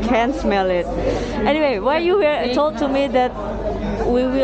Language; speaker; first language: English; non-native, learner; Indonesian